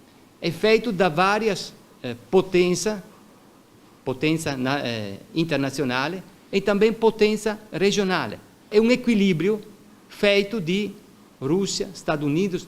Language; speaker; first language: Portuguese; non-native, fluent; Italian